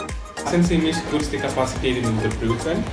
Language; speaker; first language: German; non-native, learner; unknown